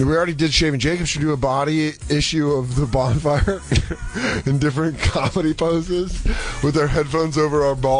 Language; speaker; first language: English; native; English